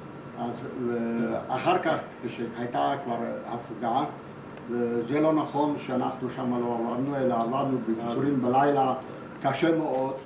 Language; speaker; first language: Hebrew; non-native, fluent; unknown